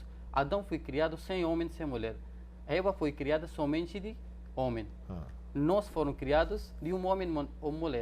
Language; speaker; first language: Portuguese; non-native, fluent; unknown